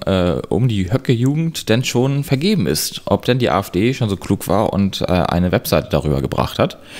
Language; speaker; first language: German; native; German